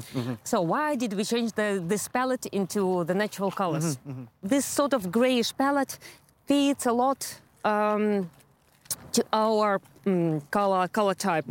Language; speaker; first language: English; non-native, fluent; Russian